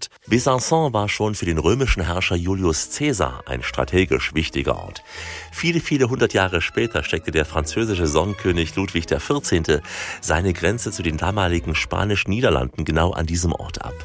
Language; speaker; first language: German; native; German